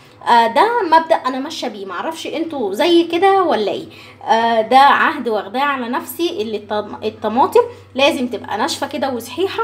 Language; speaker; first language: Arabic; native; Arabic